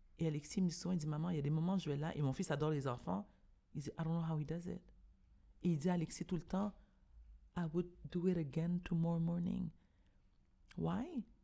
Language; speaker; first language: French; native; French